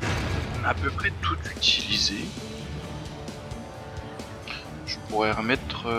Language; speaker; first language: French; native; French